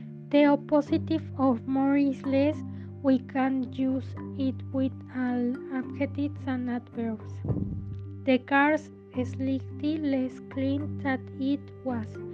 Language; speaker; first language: English; non-native, learner; Spanish